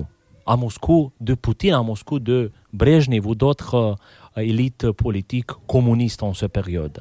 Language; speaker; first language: French; non-native, fluent; Romanian